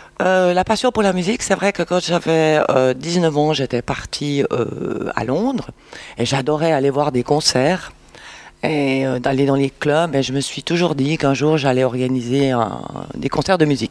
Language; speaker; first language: French; native; French